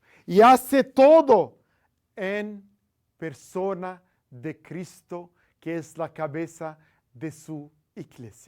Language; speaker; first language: Spanish; non-native, fluent; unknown